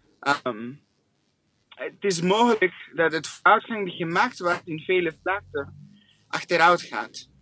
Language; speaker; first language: Dutch; non-native, fluent; English